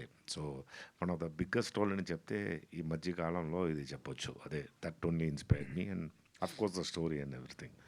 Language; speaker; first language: Telugu; non-native, fluent; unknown